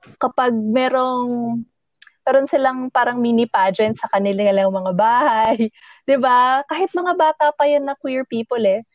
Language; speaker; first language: Filipino; native; Filipino